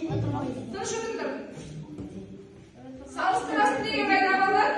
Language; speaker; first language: Kazakh; native; Kazakh